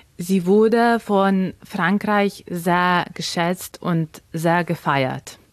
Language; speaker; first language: German; non-native, fluent; Ukrainian